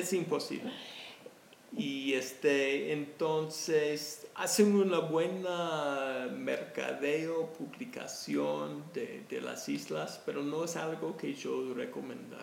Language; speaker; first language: Spanish; non-native, fluent; English